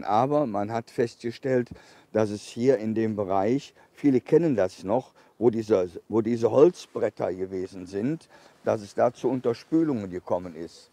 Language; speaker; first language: German; native; German